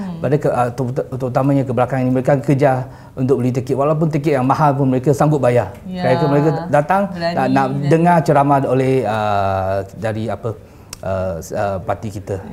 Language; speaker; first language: Malay; native; Malay